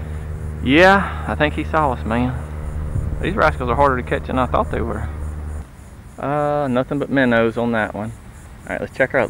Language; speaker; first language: English; native; English